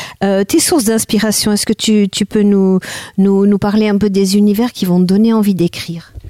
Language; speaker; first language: French; native; French